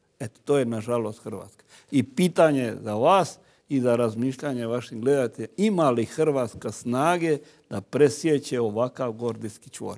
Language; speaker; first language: Croatian; native; Croatian